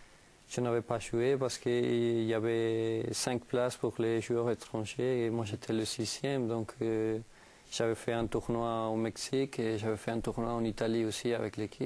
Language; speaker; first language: French; non-native, fluent; Spanish